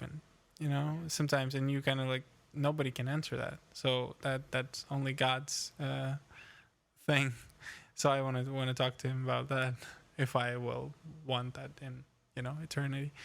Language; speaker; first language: English; non-native, fluent; Ukrainian